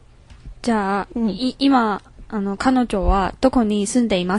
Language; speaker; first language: Japanese; non-native, learner; Chinese